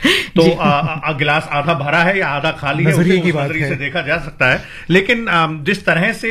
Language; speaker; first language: Hindi; native; Hindi